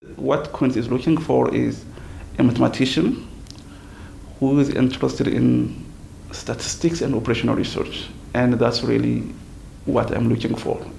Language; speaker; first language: English; non-native, fluent; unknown